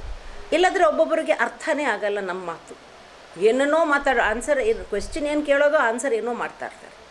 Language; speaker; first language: Kannada; non-native, local second language; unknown